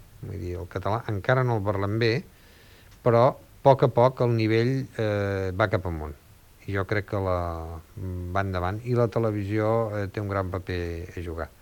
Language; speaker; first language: Catalan; native; Catalan